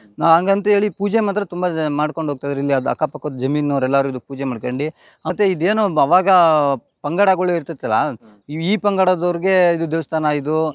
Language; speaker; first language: Kannada; native; Kannada